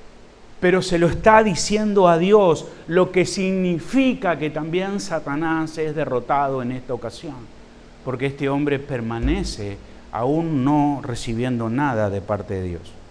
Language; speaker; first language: Spanish; native; Spanish